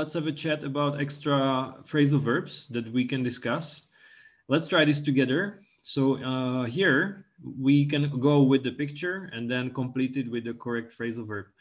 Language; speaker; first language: English; non-native, local second language; Czech